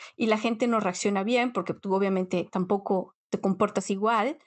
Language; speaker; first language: Spanish; native; Spanish